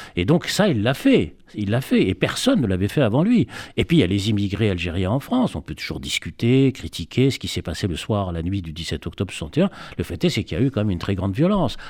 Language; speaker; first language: French; native; French